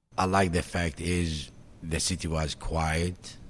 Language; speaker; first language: English; non-native, fluent; Arabic